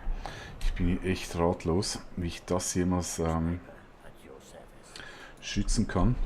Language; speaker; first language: German; native; German